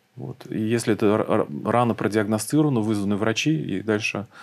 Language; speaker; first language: Russian; native; Russian